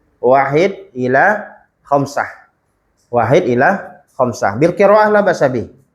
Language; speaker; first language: Arabic; non-native, fluent; Indonesian